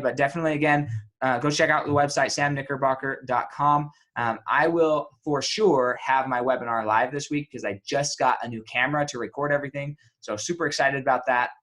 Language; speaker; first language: English; native; English